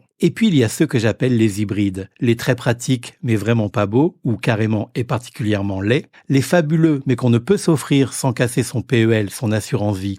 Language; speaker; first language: French; native; French